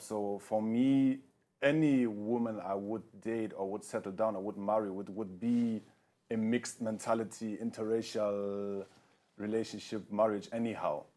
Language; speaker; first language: English; non-native, fluent; German